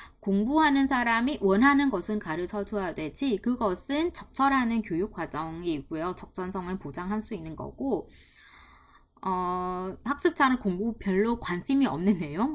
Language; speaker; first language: Korean; non-native, fluent; Vietnamese